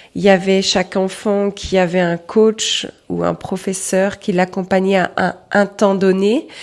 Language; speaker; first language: French; native; French